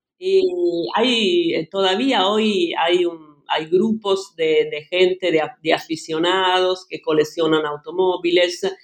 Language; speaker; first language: Spanish; non-native, fluent; Italian